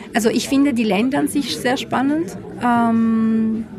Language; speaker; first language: German; non-native, fluent; Italian